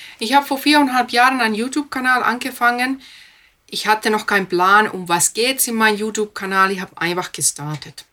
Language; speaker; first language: German; non-native, fluent; Finnish